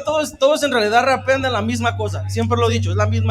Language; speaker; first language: Spanish; native; Spanish